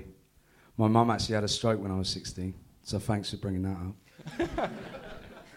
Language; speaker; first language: English; native; English